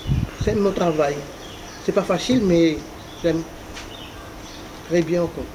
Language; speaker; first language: French; non-native, local second language; Réunion Creole French